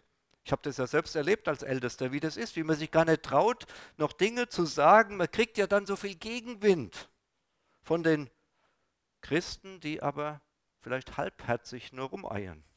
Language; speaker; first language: German; native; German